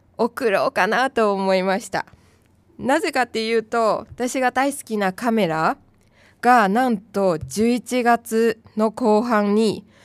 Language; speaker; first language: Japanese; non-native, fluent; Chinese